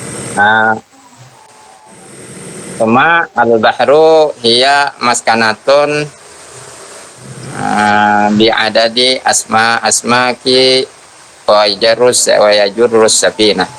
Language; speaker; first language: Arabic; non-native, learner; Indonesian